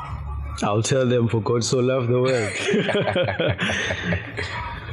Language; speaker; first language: English; non-native, local second language; Zulu